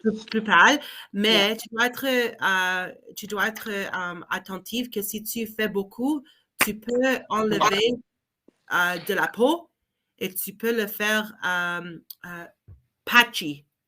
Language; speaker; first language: French; non-native, learner; English